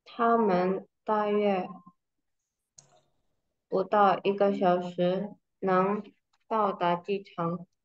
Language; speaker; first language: Chinese; non-native, learner; Indonesian